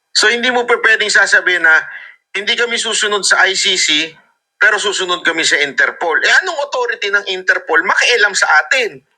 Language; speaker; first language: Filipino; native; Filipino